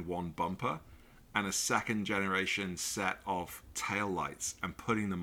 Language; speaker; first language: English; native; English